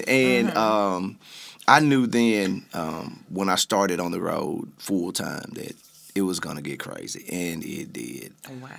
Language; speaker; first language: English; native; English